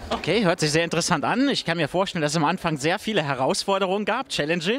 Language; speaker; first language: German; native; German